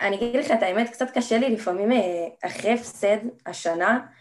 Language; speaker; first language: Hebrew; native; Hebrew